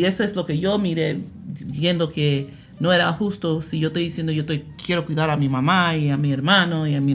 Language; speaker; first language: Spanish; early bilingual, heritage; Spanish